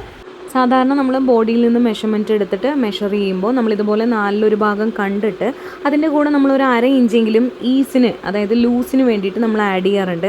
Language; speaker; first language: Malayalam; native; Malayalam